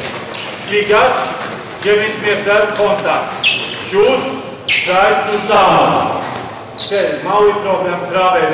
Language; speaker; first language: Polish; non-native, learner; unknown